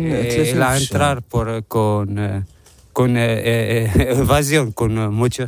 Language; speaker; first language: Spanish; non-native, learner; Arabic